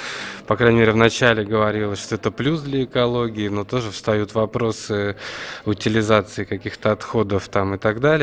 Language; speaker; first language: Russian; native; Russian